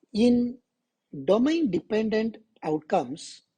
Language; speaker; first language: English; non-native, local second language; Tamil